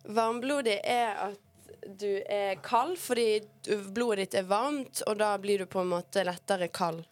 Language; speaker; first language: Norwegian; early bilingual, other home language; Bosnian